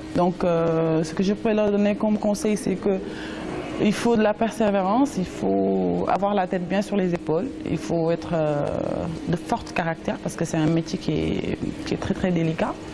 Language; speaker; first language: French; non-native, local second language; Wolof